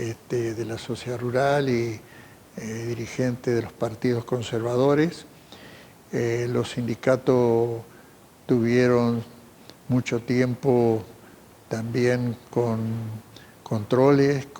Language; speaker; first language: Spanish; native; Spanish